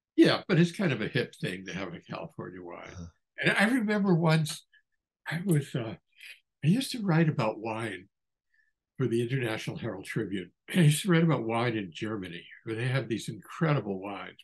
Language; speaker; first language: English; native; English